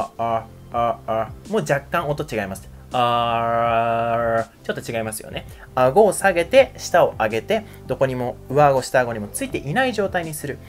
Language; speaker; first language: Japanese; native; Japanese